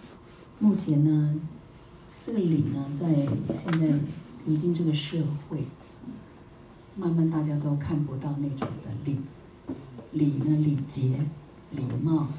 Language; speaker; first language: Chinese; native; Chinese